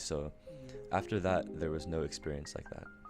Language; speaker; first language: English; early bilingual, other home language; Japanese